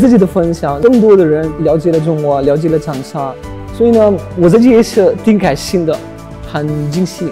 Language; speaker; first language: Chinese; non-native, fluent; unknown